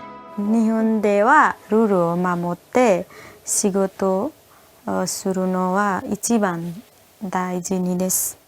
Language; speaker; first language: Japanese; non-native, learner; Nepali